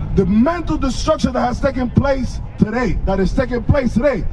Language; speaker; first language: English; early bilingual, other home language; Spanish